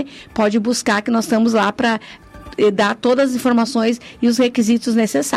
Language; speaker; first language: Portuguese; native; Portuguese